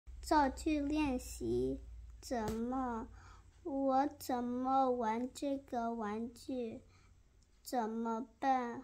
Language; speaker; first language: Chinese; early bilingual, heritage; Chinese